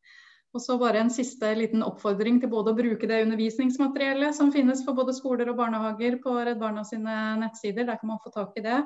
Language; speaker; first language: Norwegian; native; Norwegian